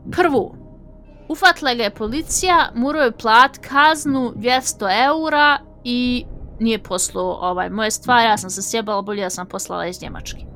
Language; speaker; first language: Bosnian; early bilingual, heritage; Bosnian